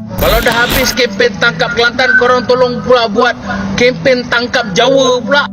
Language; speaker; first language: Malay; native; Malay